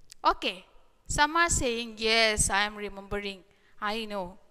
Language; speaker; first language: English; non-native, local second language; Malayalam